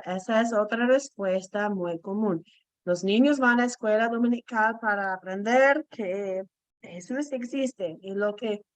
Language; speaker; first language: Spanish; non-native, fluent; English